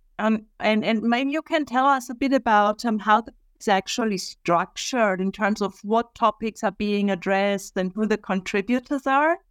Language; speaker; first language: English; non-native, fluent; German